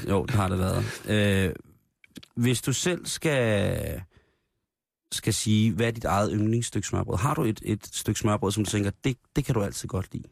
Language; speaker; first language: Danish; native; Danish